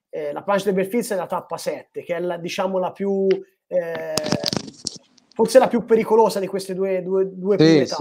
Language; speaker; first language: Italian; native; Italian